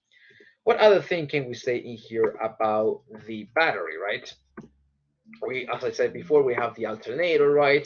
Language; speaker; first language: English; non-native, fluent; Spanish